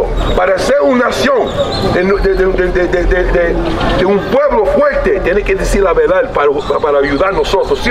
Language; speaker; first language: Spanish; early bilingual, heritage; Spanish